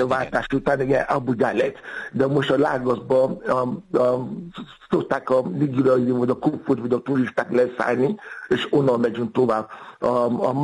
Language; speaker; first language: Hungarian; non-native, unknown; Yoruba